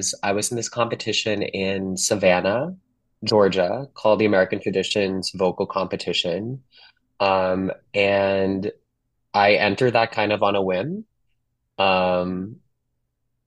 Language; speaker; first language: English; non-native, local second language; Filipino